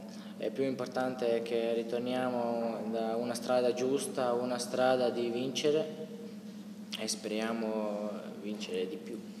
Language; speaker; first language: Italian; non-native, learner; Croatian